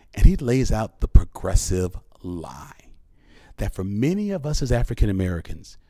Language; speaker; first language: English; native; English